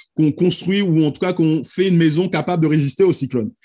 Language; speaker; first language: French; native; French